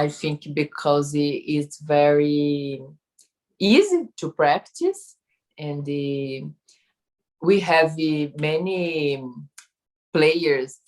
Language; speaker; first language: English; non-native, learner; Portuguese